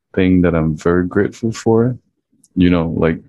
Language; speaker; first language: English; early bilingual, other home language; Chinese